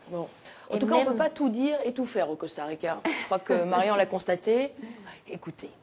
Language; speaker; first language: French; native; French